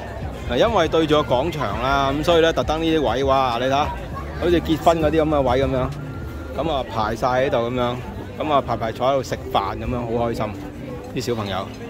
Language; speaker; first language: Cantonese; native; Cantonese